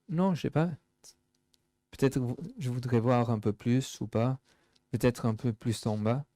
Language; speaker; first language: French; non-native, fluent; English